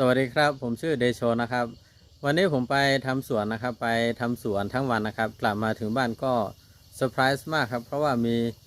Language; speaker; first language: Thai; non-native, local second language; Karen languages